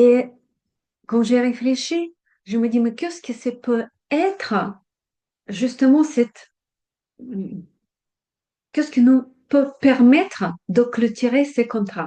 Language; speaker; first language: French; non-native, fluent; Russian